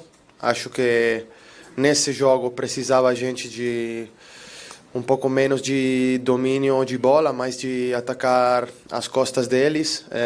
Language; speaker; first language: Portuguese; non-native, learner; Italian